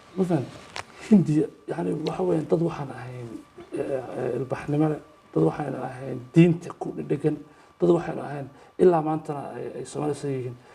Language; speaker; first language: Somali; native; Somali